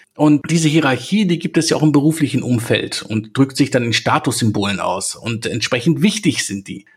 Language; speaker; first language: German; native; German